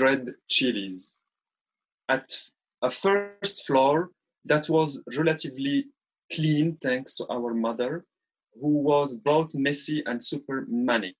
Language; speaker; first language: English; non-native, fluent; Arabic